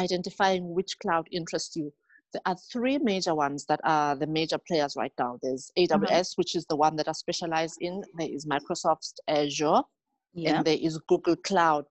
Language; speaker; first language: English; non-native, local second language; Xhosa